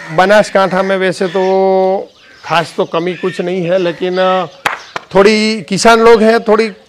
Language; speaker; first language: Hindi; non-native, local second language; Gujarati